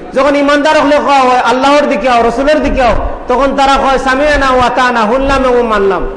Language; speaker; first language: Bangla; native; Bangla